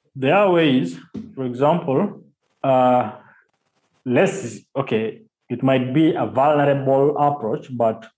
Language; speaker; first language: English; non-native, local second language; Luo (Kenya and Tanzania)